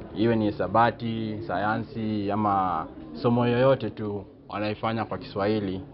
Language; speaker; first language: Swahili; non-native, local second language; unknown